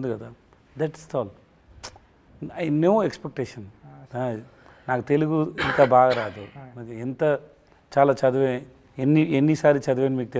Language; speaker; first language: Telugu; non-native, learner; Tamil